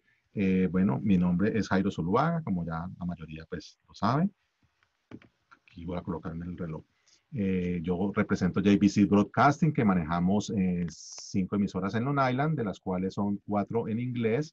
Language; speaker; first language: Spanish; native; Spanish